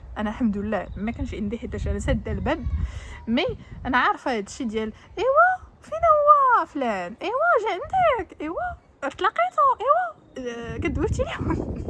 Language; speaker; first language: Arabic; native; Arabic